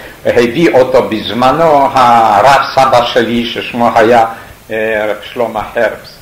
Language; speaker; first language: Hebrew; non-native, fluent; Yiddish